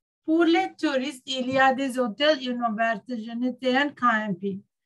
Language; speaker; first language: French; non-native, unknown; Sinhala